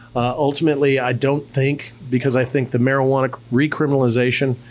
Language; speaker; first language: English; native; English